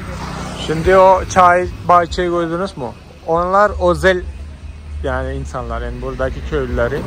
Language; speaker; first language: Turkish; non-native, fluent; Malayalam